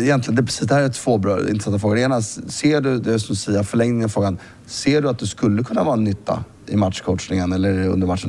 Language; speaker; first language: Swedish; native; Swedish